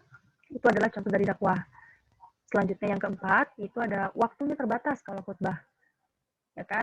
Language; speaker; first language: Indonesian; native; Indonesian